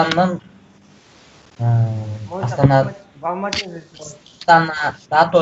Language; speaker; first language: Kazakh; non-native, local second language; Russian